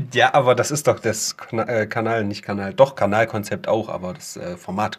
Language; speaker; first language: German; native; German